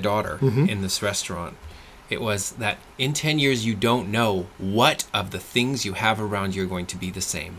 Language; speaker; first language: English; non-native, fluent; French